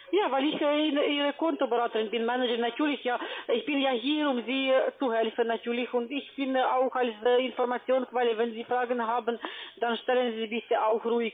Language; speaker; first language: German; non-native, fluent; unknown